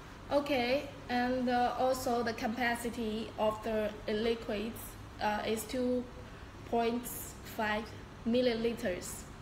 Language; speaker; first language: English; non-native, learner; Chinese